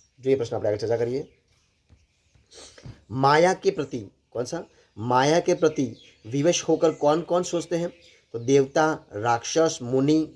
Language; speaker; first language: Hindi; non-native, local second language; Gujarati